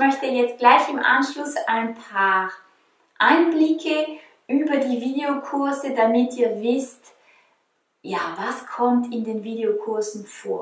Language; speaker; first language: German; non-native, fluent; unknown